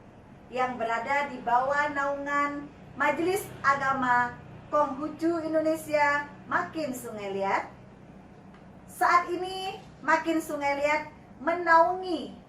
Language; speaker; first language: Indonesian; native; Indonesian